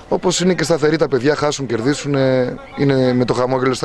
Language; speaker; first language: Greek; native; Greek